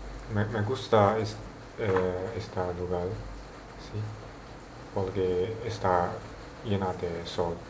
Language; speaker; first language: Spanish; non-native, learner; Chinese